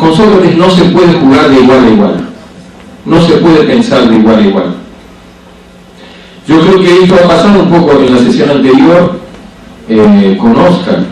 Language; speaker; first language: Spanish; native; Spanish